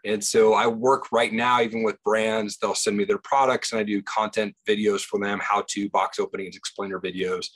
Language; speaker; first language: English; native; English